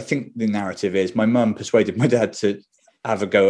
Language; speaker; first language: English; native; English